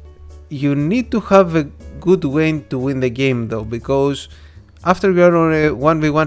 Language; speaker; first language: English; non-native, fluent; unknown